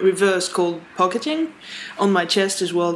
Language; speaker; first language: English; non-native, fluent; French